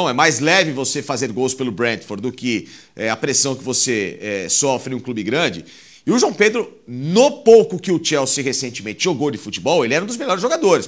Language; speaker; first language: Portuguese; native; Portuguese